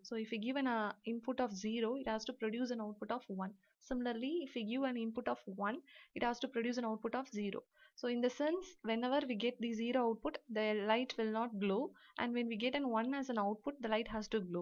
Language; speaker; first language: English; non-native, local second language; Tamil